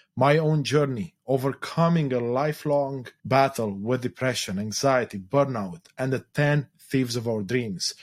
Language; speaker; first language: English; non-native, fluent; Romanian